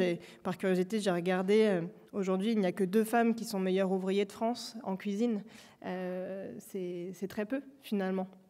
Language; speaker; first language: French; native; French